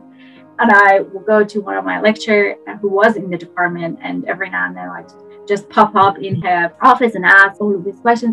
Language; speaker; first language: English; non-native, fluent; Persian